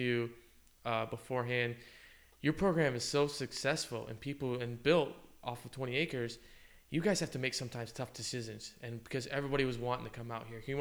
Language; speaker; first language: English; native; English